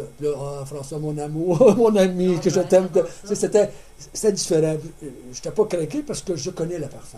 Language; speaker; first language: French; native; French